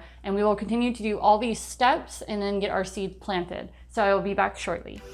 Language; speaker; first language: English; native; English